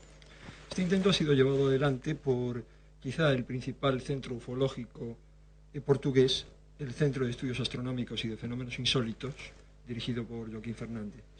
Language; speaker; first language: Spanish; native; Spanish